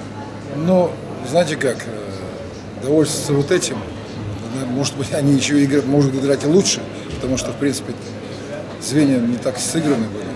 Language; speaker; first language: Russian; native; Russian